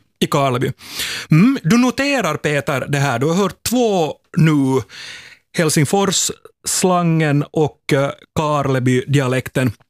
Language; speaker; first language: Swedish; native; Swedish